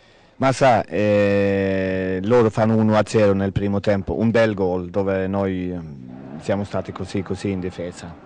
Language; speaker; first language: Italian; non-native, fluent; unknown